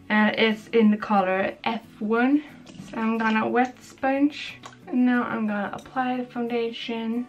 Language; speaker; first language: English; non-native, fluent; Swedish